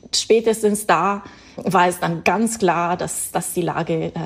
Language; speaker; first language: German; non-native, fluent; Italian